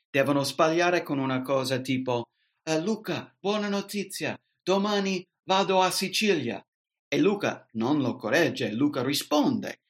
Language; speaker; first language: Italian; non-native, fluent; English